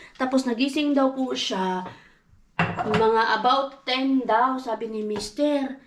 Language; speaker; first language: Filipino; non-native, local second language; Cebuano